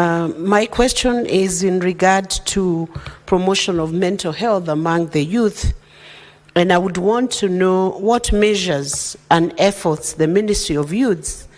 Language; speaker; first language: English; non-native, local second language; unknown